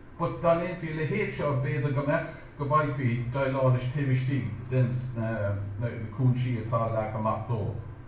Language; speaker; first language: Irish; native; Irish